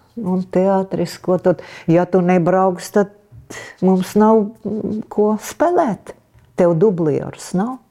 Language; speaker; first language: Latvian; non-native, local second language; Russian